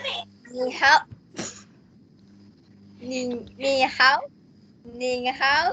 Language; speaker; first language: Chinese; non-native, learner; Malay